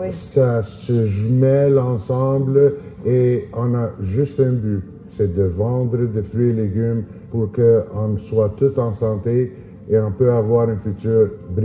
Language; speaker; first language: French; non-native, local second language; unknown